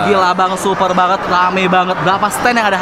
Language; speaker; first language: Indonesian; native; Indonesian